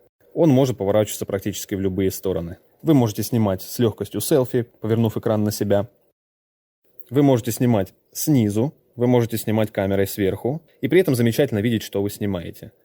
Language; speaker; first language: Russian; native; Russian